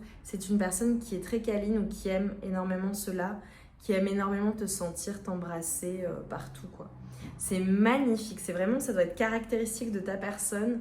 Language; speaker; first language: French; native; French